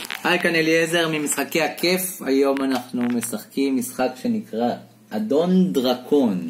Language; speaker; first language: Hebrew; native; Hebrew